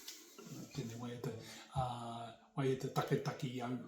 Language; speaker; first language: Māori; non-native, local second language; English